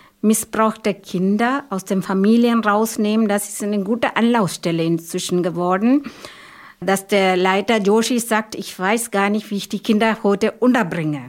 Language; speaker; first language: German; non-native, fluent; Malayalam